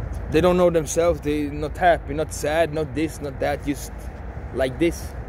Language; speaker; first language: English; non-native, fluent; Swedish